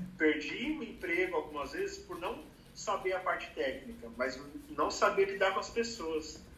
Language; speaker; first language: Portuguese; native; Portuguese